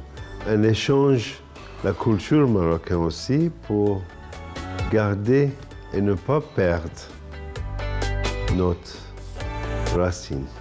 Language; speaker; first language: French; non-native, fluent; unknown